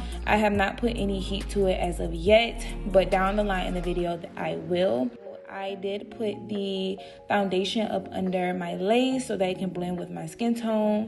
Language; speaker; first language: English; native; English